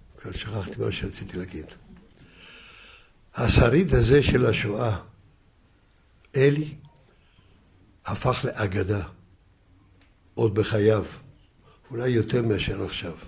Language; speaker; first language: Hebrew; early bilingual, other home language; Yiddish